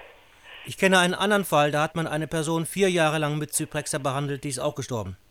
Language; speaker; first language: German; native; German